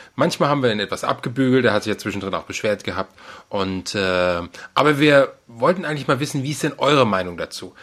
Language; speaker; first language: German; native; German